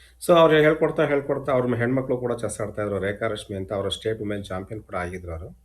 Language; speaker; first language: Kannada; native; Kannada